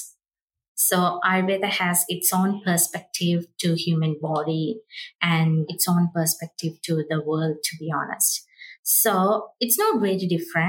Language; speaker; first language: English; non-native, local second language; Malayalam